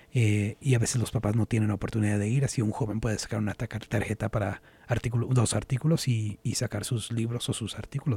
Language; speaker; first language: Spanish; native; Spanish